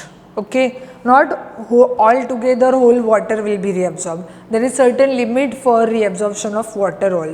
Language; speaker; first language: English; non-native, local second language; Hindi